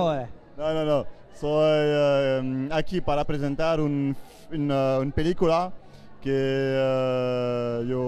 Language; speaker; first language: Portuguese; non-native, learner; French